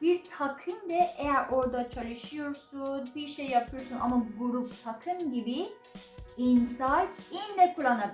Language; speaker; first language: Turkish; non-native, learner; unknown